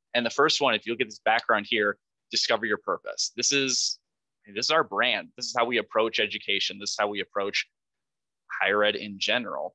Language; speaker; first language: English; native; English